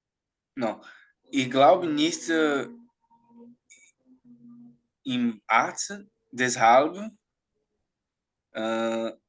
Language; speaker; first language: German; non-native, learner; Portuguese